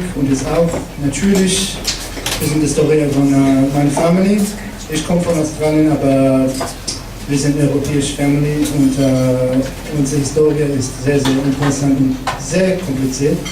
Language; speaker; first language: German; non-native, learner; English